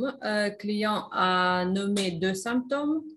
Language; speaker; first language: French; non-native, fluent; Russian